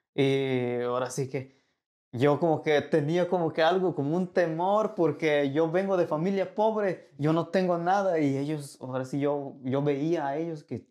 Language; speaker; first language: Spanish; native; Spanish